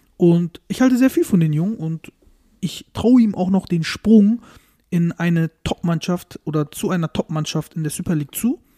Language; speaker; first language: German; early bilingual, other home language; Turkish